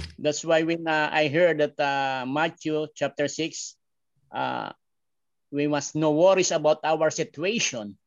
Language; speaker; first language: English; non-native, learner; Filipino